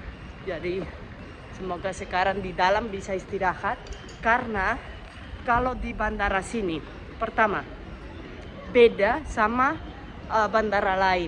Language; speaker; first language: Indonesian; non-native, fluent; Spanish